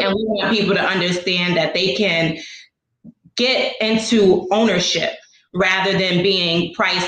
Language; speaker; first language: English; native; English